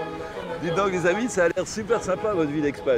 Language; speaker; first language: French; native; French